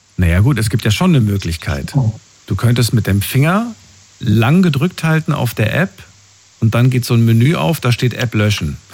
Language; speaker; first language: German; native; German